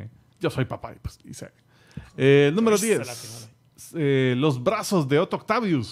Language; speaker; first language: Spanish; native; Spanish